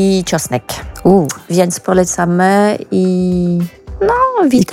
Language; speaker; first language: Polish; non-native, learner; French